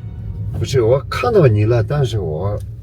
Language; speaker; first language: Chinese; non-native, local second language; Tibetan